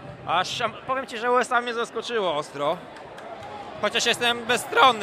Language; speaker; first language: Polish; native; Polish